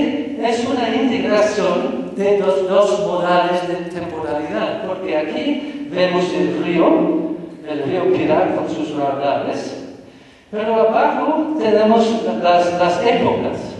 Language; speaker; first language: Spanish; non-native, fluent; English